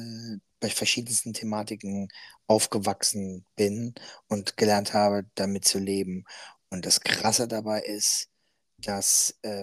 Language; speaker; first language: German; native; German